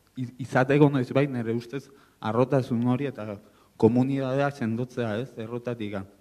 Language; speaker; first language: Basque; non-native, local second language; Spanish